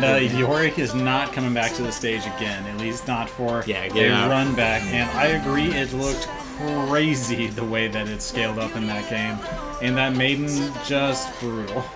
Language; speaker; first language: English; native; English